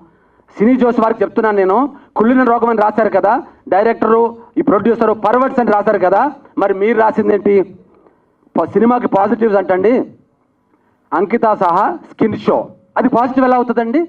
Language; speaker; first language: Telugu; native; Telugu